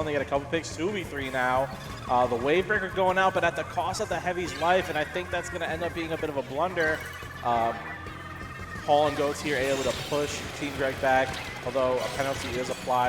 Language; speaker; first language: English; native; English